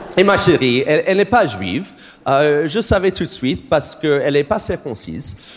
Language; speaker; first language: French; non-native, fluent; English